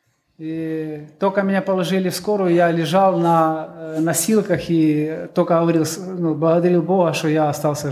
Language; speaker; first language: Polish; non-native, learner; Russian